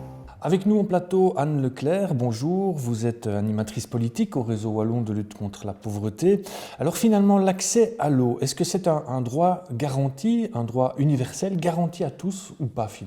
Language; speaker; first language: French; native; French